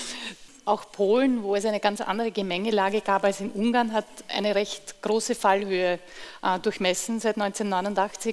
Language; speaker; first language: German; native; German